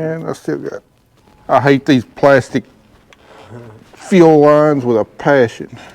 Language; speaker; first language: English; native; English